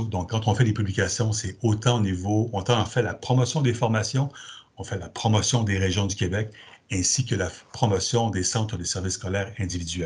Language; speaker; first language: French; native; French